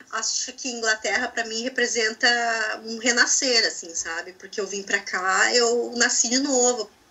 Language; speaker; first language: Portuguese; native; Portuguese